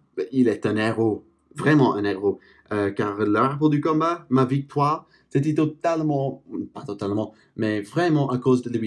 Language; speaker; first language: French; non-native, fluent; English